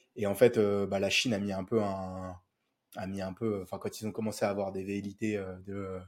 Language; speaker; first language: French; native; French